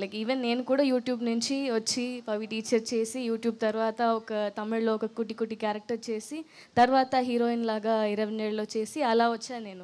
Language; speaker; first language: Telugu; non-native, fluent; Tamil